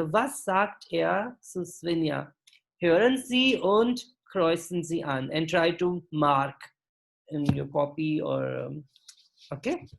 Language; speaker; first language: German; non-native, fluent; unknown